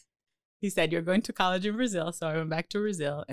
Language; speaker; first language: English; non-native, fluent; Portuguese